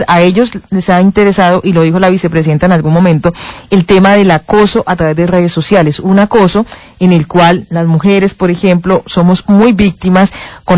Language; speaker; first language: Spanish; native; Spanish